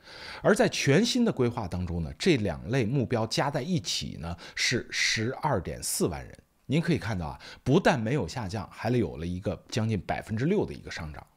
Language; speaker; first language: Chinese; native; Chinese